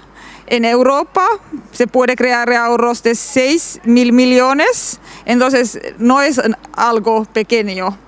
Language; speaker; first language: Spanish; non-native, learner; Finnish